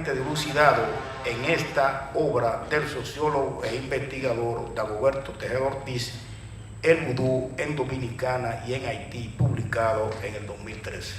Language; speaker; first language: Spanish; native; Spanish